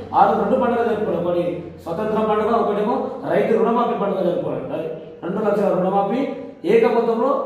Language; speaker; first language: Telugu; non-native, local second language; Lambadi